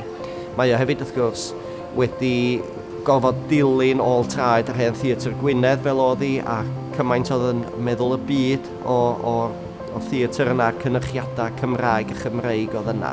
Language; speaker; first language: Welsh; native; Welsh